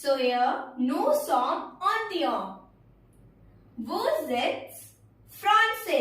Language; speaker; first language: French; non-native, fluent; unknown